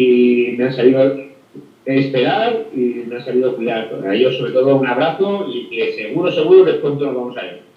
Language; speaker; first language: Spanish; native; Spanish